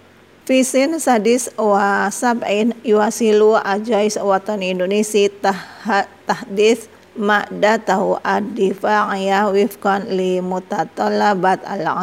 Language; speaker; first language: Arabic; non-native, learner; Indonesian